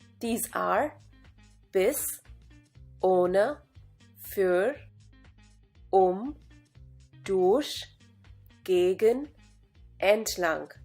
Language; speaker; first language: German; non-native, fluent; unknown